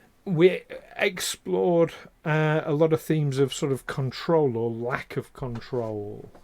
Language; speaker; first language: English; native; English